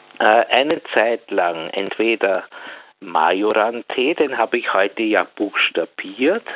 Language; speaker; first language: German; native; German